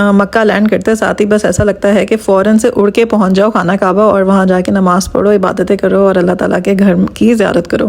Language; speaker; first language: Urdu; native; Urdu